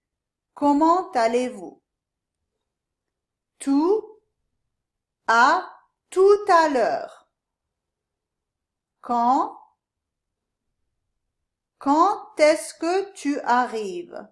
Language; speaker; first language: French; non-native, fluent; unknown